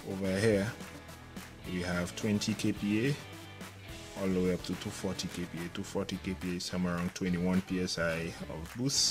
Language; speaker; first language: English; native; English